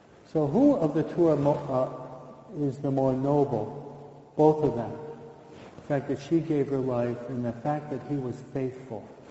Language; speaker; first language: English; native; English